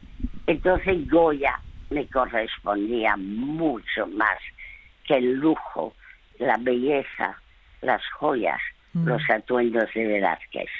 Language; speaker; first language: Spanish; early bilingual, other home language; French